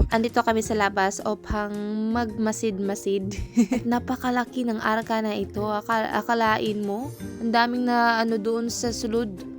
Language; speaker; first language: Filipino; non-native, local second language; Cebuano